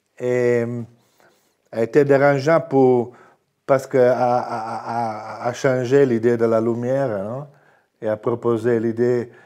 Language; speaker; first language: French; non-native, fluent; Italian